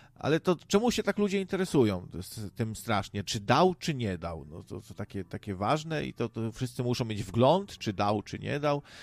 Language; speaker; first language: Polish; native; Polish